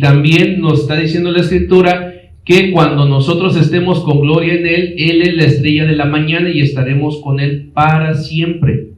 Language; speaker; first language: Spanish; native; Spanish